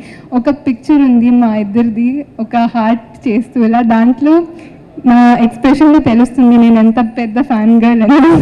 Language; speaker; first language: Telugu; non-native, fluent; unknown